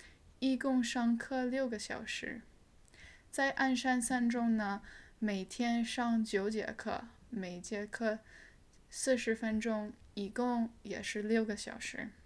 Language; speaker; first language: Chinese; early bilingual, heritage; English